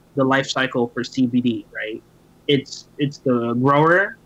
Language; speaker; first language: English; native; English